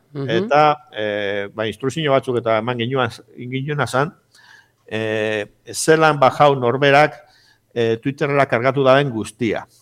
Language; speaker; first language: Basque; native; Basque